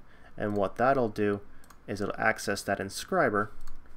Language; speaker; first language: English; native; English